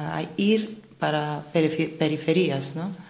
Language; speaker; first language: Spanish; non-native, fluent; Italian